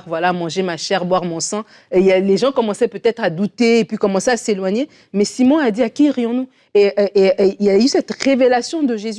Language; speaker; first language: French; native; French